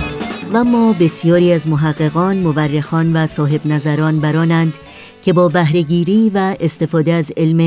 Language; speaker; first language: Persian; native; Persian